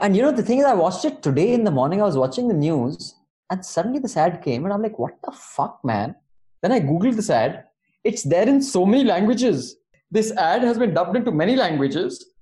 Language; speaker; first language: English; non-native, local second language; Hindi